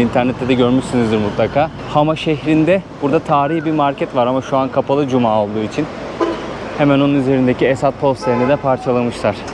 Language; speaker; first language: Turkish; native; Turkish